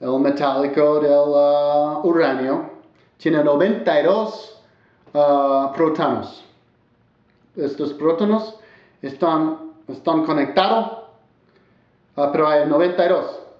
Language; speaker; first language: Spanish; non-native, learner; English